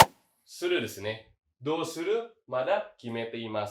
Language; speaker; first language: Japanese; non-native, fluent; Indonesian